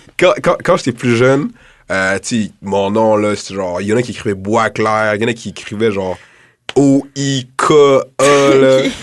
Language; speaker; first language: French; early bilingual, other home language; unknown